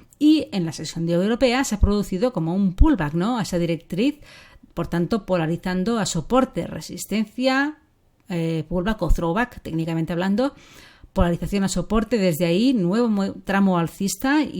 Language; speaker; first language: Spanish; native; Spanish